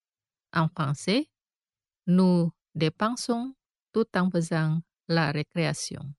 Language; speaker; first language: French; non-native, fluent; Indonesian